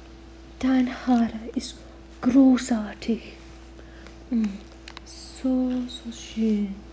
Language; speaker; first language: German; non-native, learner; English